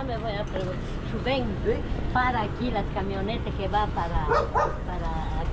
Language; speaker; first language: Spanish; native; Spanish